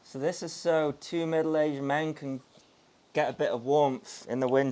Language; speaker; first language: English; native; English